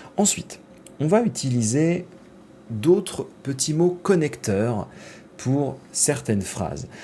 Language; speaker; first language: French; native; French